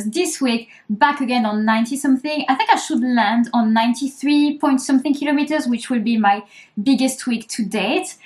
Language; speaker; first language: English; native; English